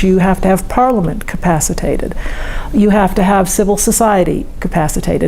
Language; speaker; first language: English; native; English